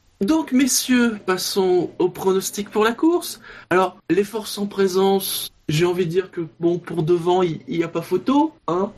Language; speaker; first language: French; native; French